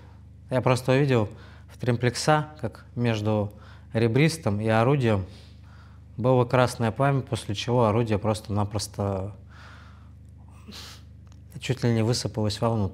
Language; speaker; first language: Russian; native; Russian